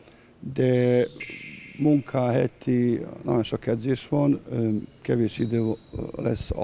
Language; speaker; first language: Hungarian; non-native, fluent; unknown